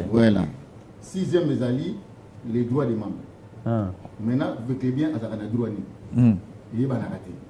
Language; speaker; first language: French; non-native, local second language; Lingala